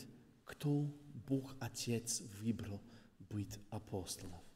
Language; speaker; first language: Russian; non-native, fluent; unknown